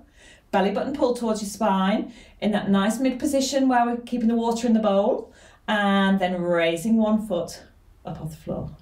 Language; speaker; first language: English; native; English